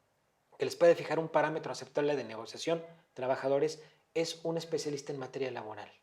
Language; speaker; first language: Spanish; native; Spanish